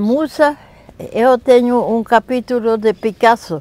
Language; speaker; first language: Portuguese; non-native, fluent; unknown